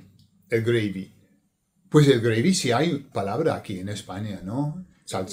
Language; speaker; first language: Spanish; non-native, fluent; English